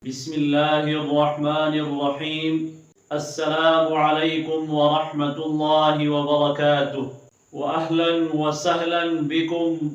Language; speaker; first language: Arabic; non-native, fluent; Urdu